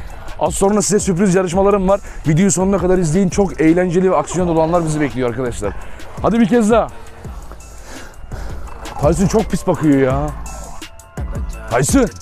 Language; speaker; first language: Turkish; native; Turkish